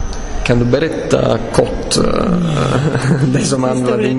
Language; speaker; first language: Swedish; non-native, fluent; Italian